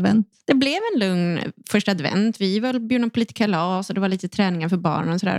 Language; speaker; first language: Swedish; native; Swedish